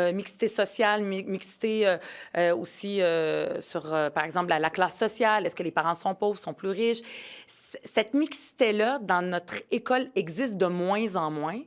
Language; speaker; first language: French; early bilingual, other home language; Arabic